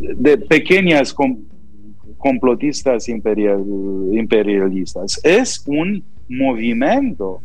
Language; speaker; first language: Spanish; non-native, fluent; Romanian